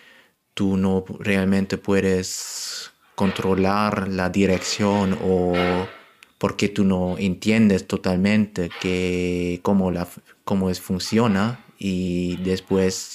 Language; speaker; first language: Spanish; non-native, learner; German